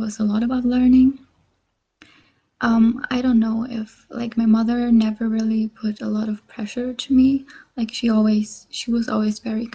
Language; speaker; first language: English; non-native, fluent; German